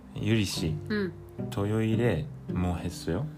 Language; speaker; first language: Korean; non-native, learner; Japanese